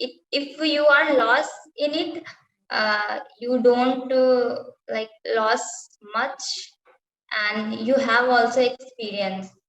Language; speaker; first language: English; non-native, learner; Hindi